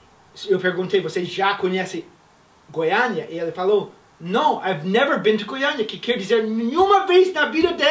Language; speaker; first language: Portuguese; non-native, fluent; English